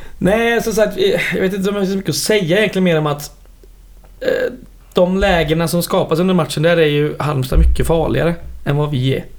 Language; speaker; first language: Swedish; native; Swedish